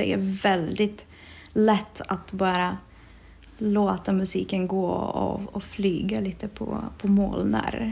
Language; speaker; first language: Swedish; non-native, fluent; Czech